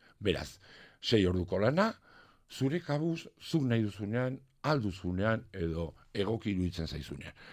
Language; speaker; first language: Basque; non-native, local second language; French